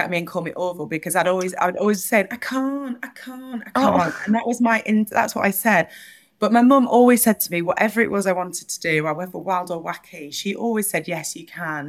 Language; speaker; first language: English; native; English